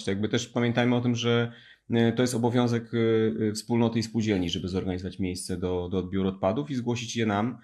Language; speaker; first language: Polish; native; Polish